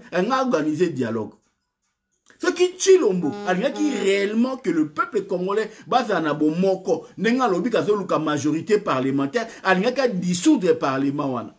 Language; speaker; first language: French; non-native, local second language; Lingala